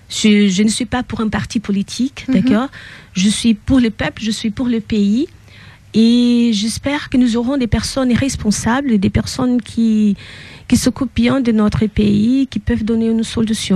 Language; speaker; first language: French; non-native, fluent; Portuguese